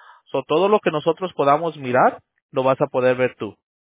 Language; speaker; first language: Spanish; early bilingual, heritage; Spanish